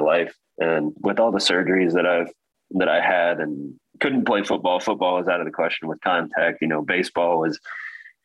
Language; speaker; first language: English; native; English